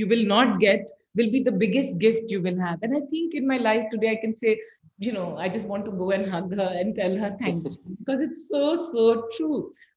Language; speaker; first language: English; non-native, local second language; Hindi